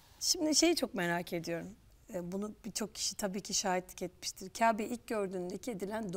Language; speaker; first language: Turkish; native; Turkish